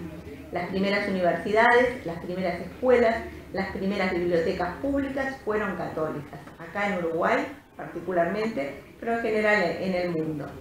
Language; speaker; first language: Spanish; native; Spanish